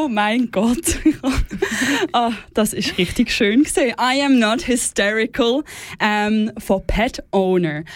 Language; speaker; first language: German; native; German